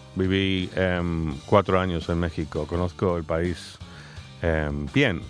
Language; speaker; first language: Spanish; non-native, fluent; English